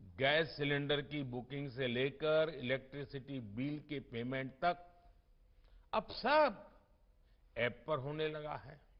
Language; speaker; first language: Hindi; non-native, local second language; Gujarati